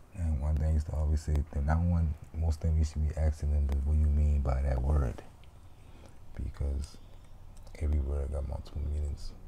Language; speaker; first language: English; native; English